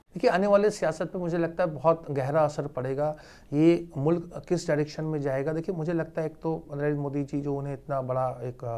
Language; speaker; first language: Urdu; native; Urdu